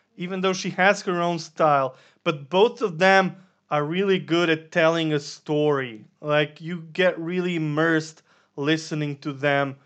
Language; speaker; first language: English; non-native, fluent; Serbian